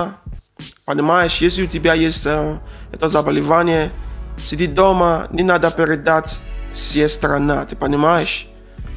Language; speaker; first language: Russian; non-native, learner; Arabic